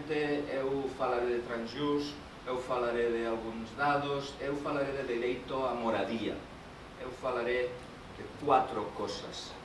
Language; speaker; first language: Portuguese; non-native, learner; Spanish